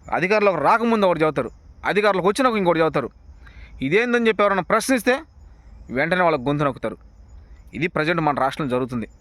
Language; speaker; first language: Telugu; native; Telugu